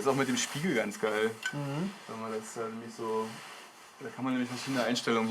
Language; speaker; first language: German; native; German